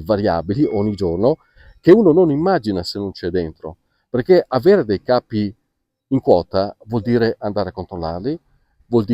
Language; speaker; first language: Italian; native; Italian